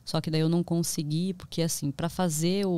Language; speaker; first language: Portuguese; native; Portuguese